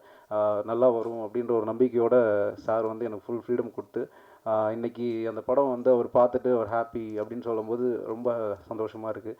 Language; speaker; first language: Tamil; native; Tamil